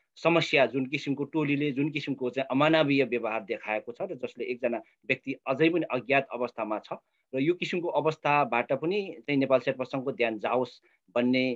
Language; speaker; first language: Nepali; non-native, local second language; Sherpa